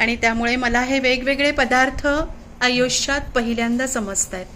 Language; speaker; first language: Marathi; native; Marathi